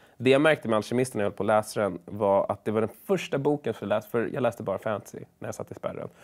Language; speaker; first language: Swedish; early bilingual, other home language; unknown